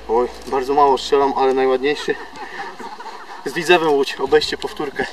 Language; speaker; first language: Polish; native; Polish